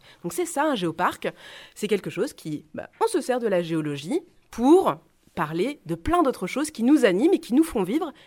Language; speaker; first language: French; native; French